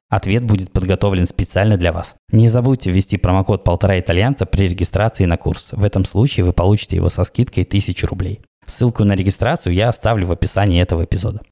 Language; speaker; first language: Russian; native; Russian